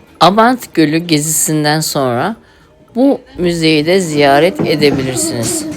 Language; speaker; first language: Turkish; native; Turkish